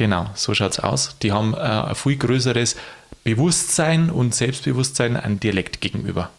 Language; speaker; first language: German; native; German